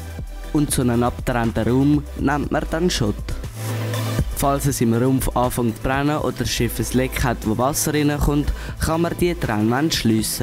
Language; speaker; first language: German; native; German